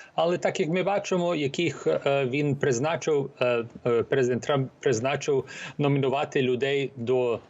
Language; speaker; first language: Ukrainian; early bilingual, heritage; Ukrainian